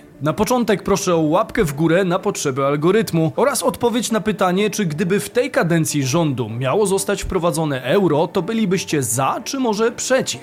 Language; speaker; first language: Polish; native; Polish